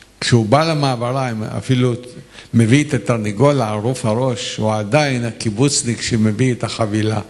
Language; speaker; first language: Hebrew; non-native, fluent; Arabic